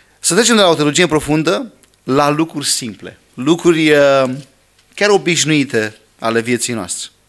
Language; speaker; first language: Romanian; non-native, fluent; English